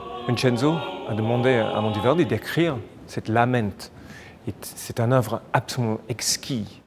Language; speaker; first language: French; non-native, fluent; English